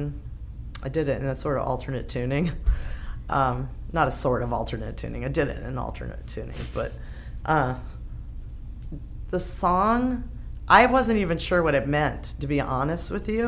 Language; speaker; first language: English; native; English